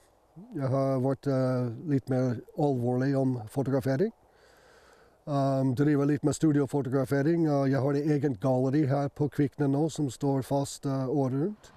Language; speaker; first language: Norwegian; non-native, fluent; English